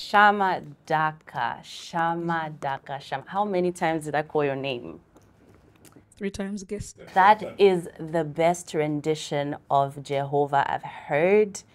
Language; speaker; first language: English; non-native, local second language; Bemba